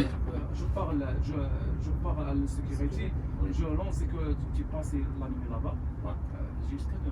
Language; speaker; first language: French; non-native, local second language; Arabic